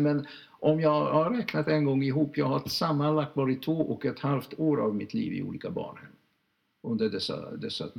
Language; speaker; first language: Swedish; non-native, fluent; Hungarian